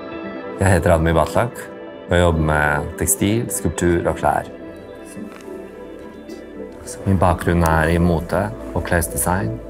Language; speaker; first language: Norwegian; early bilingual, other home language; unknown